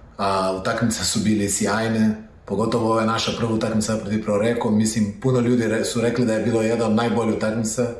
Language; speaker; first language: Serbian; non-native, learner; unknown